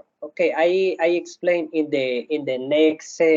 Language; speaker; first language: English; non-native, learner; Spanish